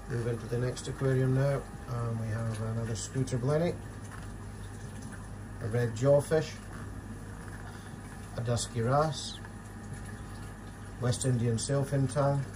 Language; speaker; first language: English; native; English